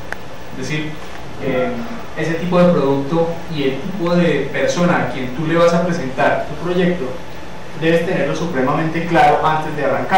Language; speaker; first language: Spanish; native; Spanish